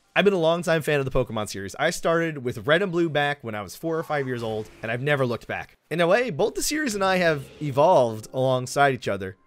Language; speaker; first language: English; native; English